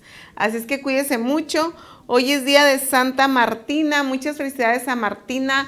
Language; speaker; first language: Spanish; native; Spanish